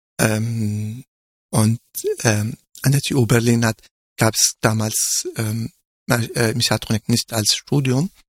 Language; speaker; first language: German; non-native, fluent; Arabic